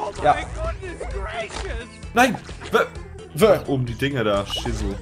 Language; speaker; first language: German; native; German